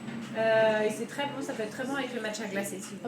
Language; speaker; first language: French; native; French